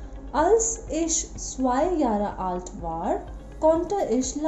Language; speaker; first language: German; non-native, fluent; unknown